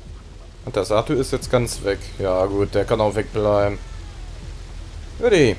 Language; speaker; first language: German; native; German